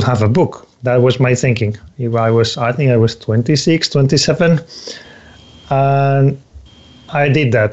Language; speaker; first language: English; non-native, fluent; Spanish